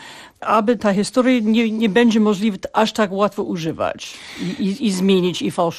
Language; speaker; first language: Polish; non-native, fluent; English